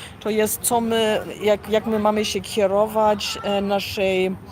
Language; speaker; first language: Polish; early bilingual, heritage; Polish